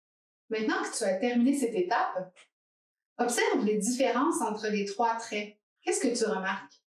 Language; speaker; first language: French; native; French